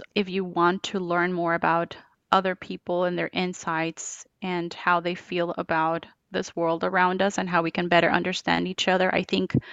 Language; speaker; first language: English; non-native, fluent; Spanish